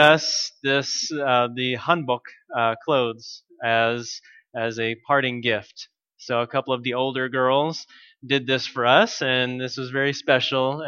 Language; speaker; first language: English; native; English